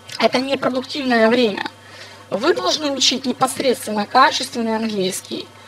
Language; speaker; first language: Russian; non-native, fluent; English